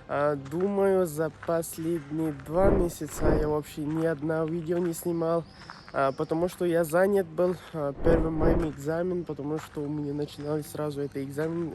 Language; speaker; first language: Russian; non-native, learner; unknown